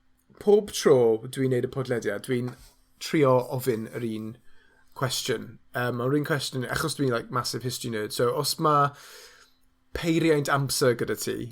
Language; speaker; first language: Welsh; non-native, learner; English